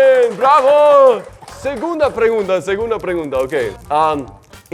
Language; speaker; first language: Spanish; non-native, fluent; English